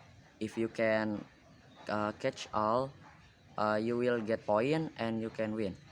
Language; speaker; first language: English; non-native, learner; Indonesian